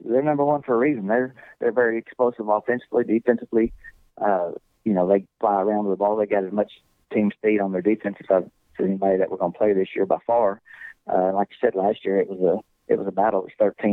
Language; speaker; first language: English; native; English